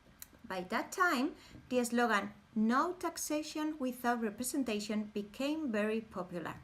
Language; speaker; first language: English; non-native, fluent; Spanish